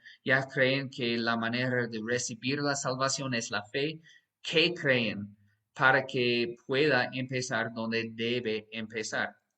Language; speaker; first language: Spanish; non-native, fluent; English